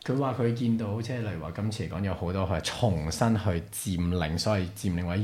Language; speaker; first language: French; non-native, learner; Cantonese